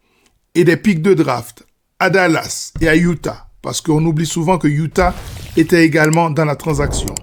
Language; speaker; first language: French; native; French